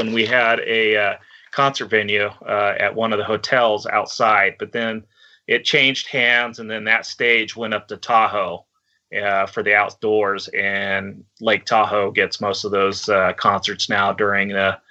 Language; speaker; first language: English; native; English